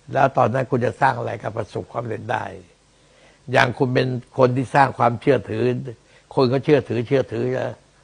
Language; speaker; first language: Thai; early bilingual, other home language; Min Nan Chinese